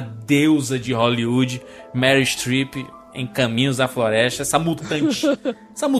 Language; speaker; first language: Portuguese; native; Portuguese